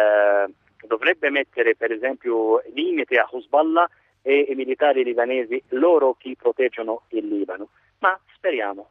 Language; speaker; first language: Italian; non-native, fluent; Arabic